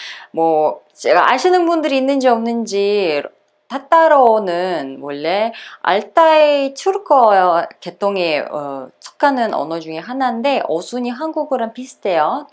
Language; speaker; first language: Korean; non-native, fluent; Uzbek